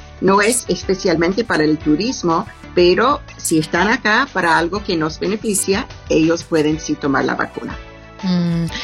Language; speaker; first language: Spanish; non-native, learner; English